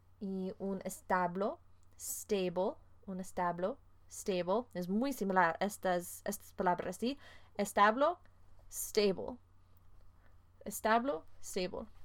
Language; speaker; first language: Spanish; non-native, fluent; English